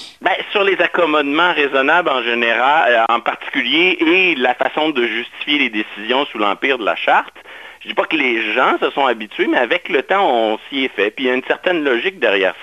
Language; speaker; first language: French; native; French